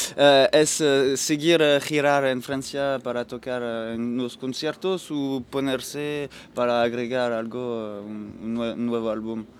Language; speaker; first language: Spanish; non-native, learner; French